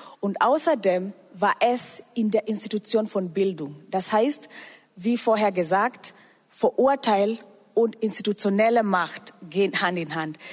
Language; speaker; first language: German; non-native, fluent; Swahili